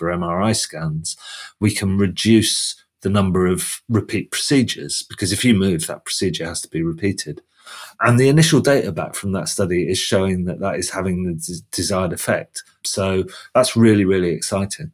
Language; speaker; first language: English; native; English